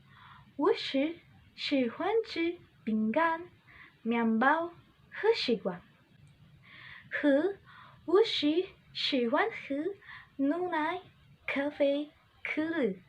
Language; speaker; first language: Chinese; non-native, learner; Indonesian